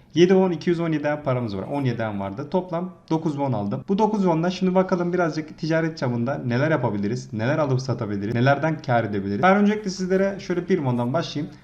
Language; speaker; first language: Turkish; native; Turkish